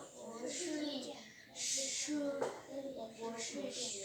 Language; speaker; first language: Chinese; non-native, learner; Lao